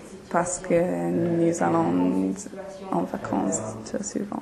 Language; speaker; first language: French; non-native, learner; English